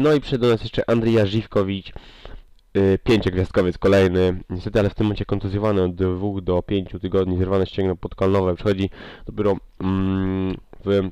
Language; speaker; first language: Polish; native; Polish